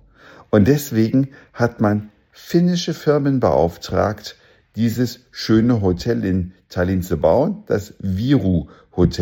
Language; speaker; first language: German; native; German